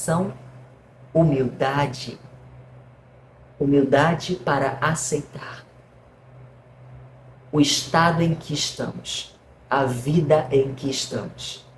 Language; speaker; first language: Portuguese; native; Portuguese